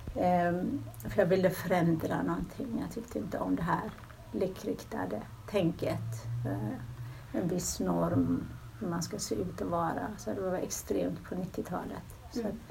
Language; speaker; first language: Swedish; early bilingual, other home language; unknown